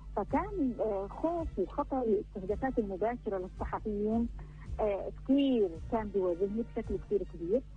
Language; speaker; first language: Arabic; native; Arabic